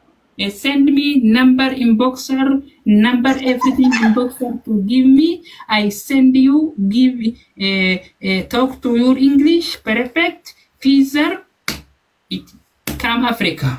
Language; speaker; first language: English; non-native, learner; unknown